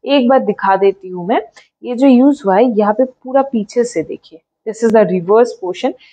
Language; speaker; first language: Hindi; non-native, local second language; Bangla